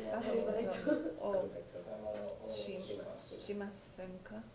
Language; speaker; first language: Japanese; non-native, learner; English